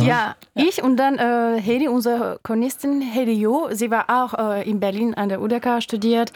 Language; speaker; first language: German; non-native, fluent; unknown